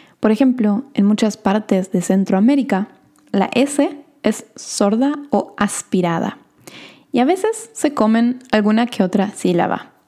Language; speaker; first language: Spanish; native; Spanish